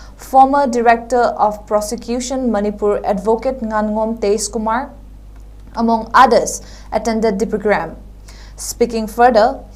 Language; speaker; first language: English; non-native, local second language; Manipuri